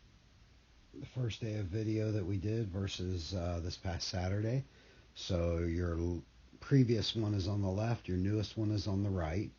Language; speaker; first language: English; native; English